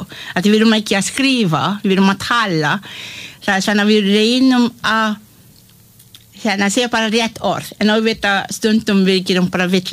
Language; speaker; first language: Icelandic; non-native, learner; Malay